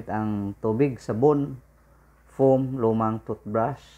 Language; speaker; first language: Filipino; non-native, local second language; Cebuano